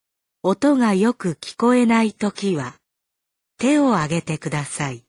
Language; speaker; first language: Japanese; native; Japanese